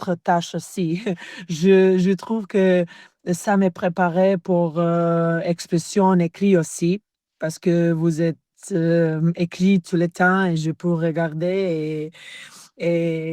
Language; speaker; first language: French; non-native, learner; Serbian